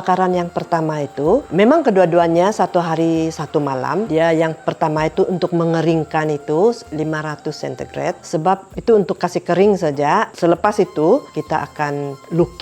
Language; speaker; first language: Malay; non-native, local second language; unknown